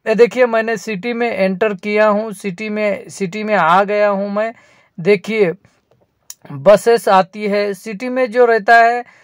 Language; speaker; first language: Hindi; non-native, local second language; Marathi